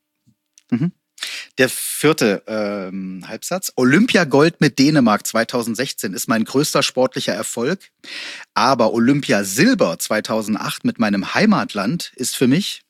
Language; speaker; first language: German; native; German